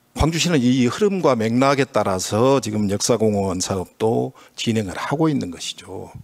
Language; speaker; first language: Korean; native; Korean